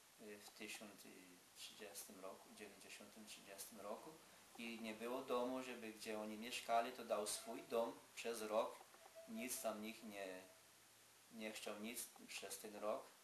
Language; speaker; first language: Polish; early bilingual, heritage; Polish